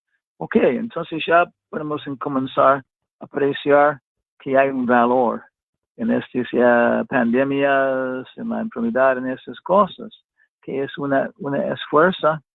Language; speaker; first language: Spanish; non-native, fluent; English